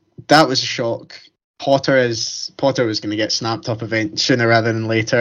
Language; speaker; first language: English; native; English